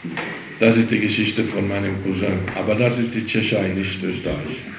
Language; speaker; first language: German; early bilingual, heritage; German